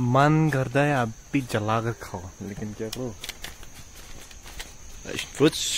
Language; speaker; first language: Hindi; non-native, local second language; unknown